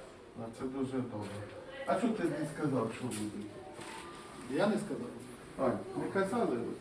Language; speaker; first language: Ukrainian; non-native, local second language; Russian